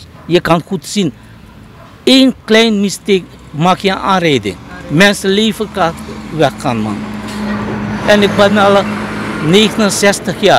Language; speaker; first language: Dutch; non-native, local second language; Caribbean Hindustani